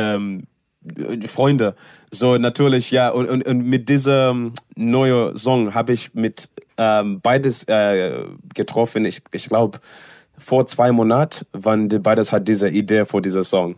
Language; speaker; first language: German; non-native, learner; English